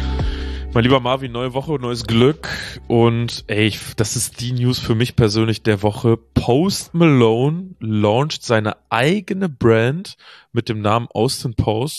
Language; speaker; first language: German; native; German